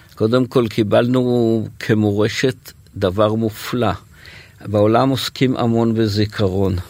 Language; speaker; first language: Hebrew; native; Hebrew